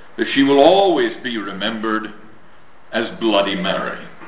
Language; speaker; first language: English; native; English